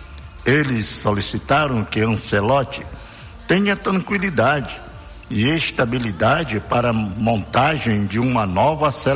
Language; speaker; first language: Portuguese; native; Portuguese